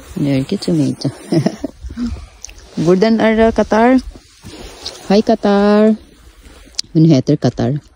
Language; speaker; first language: Swedish; non-native, learner; Filipino